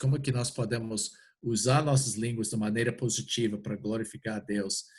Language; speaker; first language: Portuguese; non-native, fluent; English